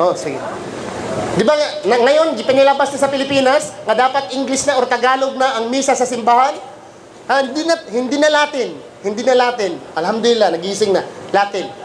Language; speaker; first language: Filipino; non-native, local second language; Cebuano